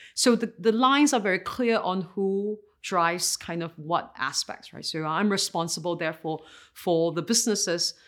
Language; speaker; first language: English; native; English